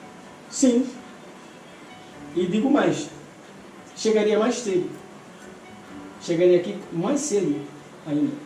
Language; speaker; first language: Portuguese; non-native, fluent; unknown